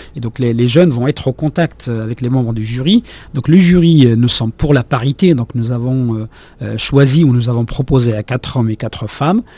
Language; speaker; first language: French; non-native, local second language; Arabic